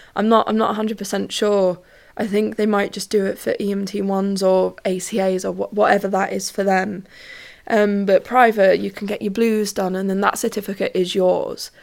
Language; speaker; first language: English; native; English